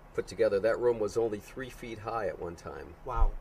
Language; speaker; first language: English; native; English